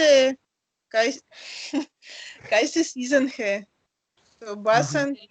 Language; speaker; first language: Hindi; non-native, learner; Russian